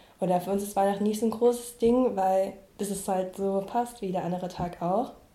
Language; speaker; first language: German; early bilingual, other home language; Vietnamese